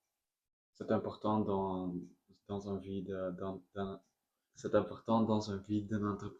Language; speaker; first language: French; non-native, learner; Spanish